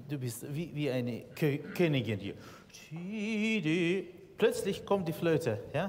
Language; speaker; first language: German; non-native, fluent; Russian